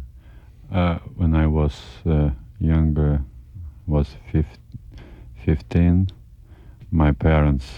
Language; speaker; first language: English; non-native, learner; Russian